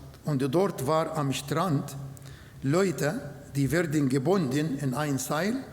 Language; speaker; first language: German; non-native, learner; Arabic